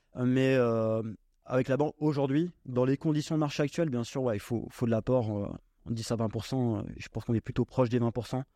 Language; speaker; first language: French; native; French